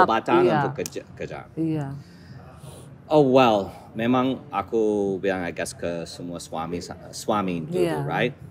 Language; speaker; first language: Indonesian; non-native, fluent; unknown